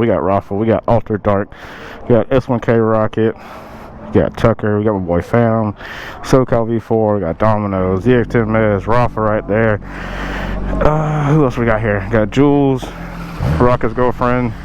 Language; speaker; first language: English; native; English